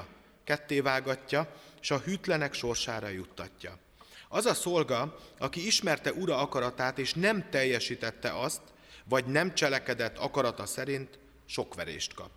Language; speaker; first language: Hungarian; native; Hungarian